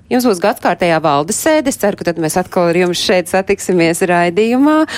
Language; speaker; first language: Latvian; native; Latvian